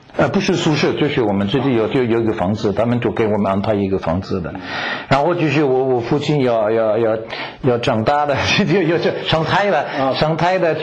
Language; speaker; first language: Chinese; non-native, fluent; French